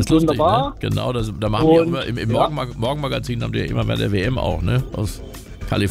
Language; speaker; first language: German; native; German